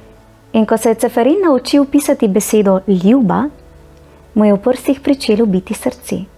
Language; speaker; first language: Slovenian; native; Slovenian